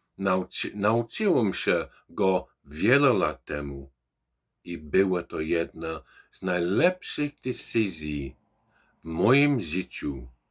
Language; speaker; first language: Polish; non-native, fluent; English